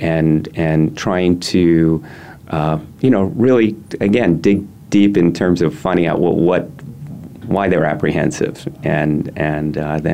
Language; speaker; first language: English; native; English